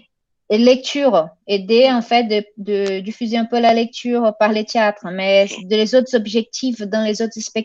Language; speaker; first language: French; non-native, fluent; Portuguese